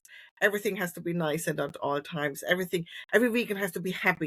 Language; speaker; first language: English; non-native, fluent; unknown